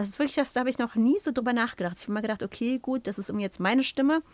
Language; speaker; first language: German; native; German